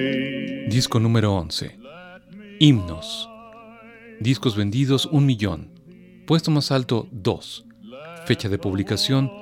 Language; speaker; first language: Spanish; native; Spanish